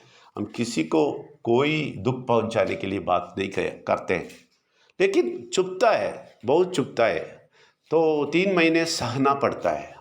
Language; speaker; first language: Hindi; non-native, local second language; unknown